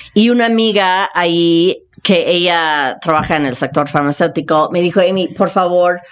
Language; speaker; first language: Spanish; non-native, fluent; English